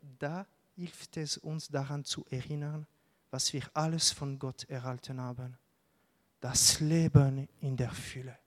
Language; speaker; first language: German; non-native, local second language; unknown